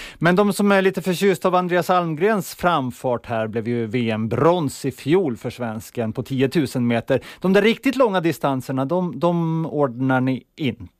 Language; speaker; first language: Swedish; native; Swedish